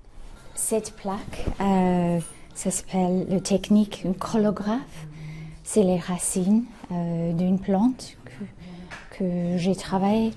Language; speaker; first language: French; non-native, fluent; English